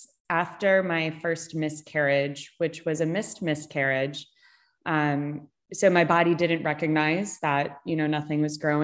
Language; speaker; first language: English; native; English